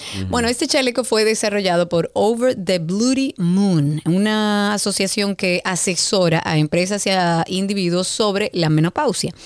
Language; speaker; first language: Spanish; native; Spanish